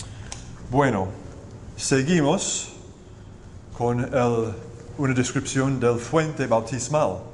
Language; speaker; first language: Spanish; non-native, learner; English